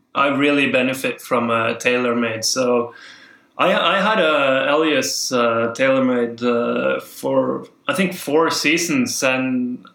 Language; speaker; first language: English; non-native, fluent; Norwegian